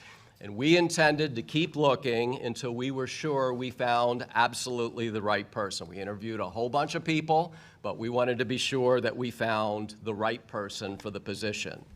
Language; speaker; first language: English; native; English